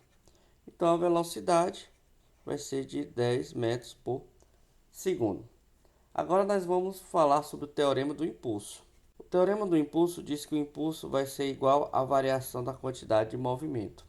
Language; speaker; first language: Portuguese; native; Portuguese